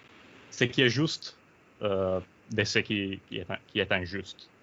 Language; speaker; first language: French; non-native, learner; Italian